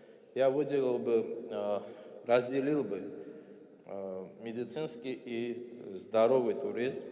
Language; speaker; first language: Russian; non-native, fluent; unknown